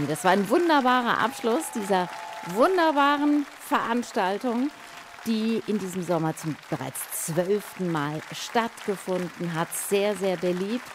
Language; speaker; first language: German; native; German